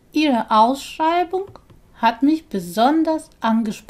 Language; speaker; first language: German; non-native, fluent; Persian